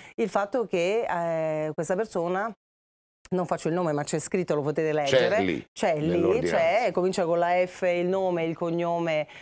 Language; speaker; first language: Italian; native; Italian